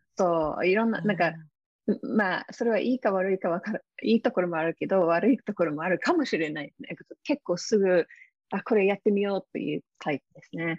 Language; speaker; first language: Japanese; non-native, fluent; English